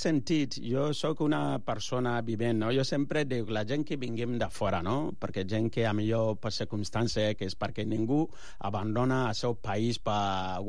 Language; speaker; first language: Catalan; non-native, fluent; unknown